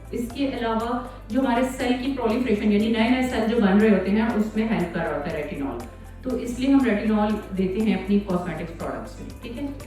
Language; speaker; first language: Urdu; native; Urdu